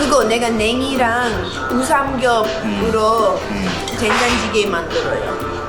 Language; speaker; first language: Korean; non-native, learner; English